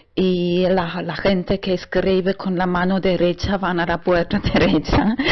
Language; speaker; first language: Spanish; non-native, fluent; German